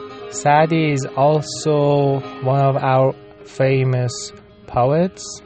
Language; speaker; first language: English; non-native, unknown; Persian